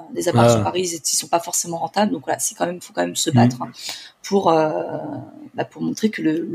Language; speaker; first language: French; native; French